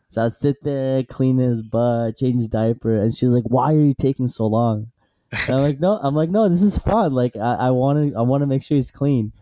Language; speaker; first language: English; early bilingual, other home language; Assyrian Neo-Aramaic